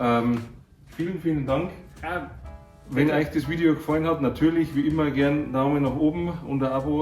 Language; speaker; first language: German; native; German